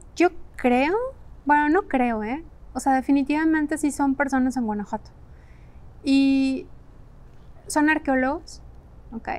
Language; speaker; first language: Spanish; native; Spanish